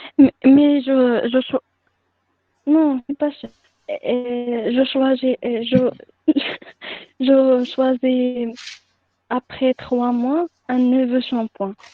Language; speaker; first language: French; non-native, learner; Arabic